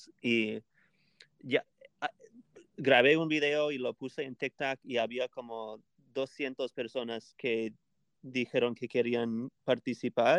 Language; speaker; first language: Spanish; non-native, fluent; English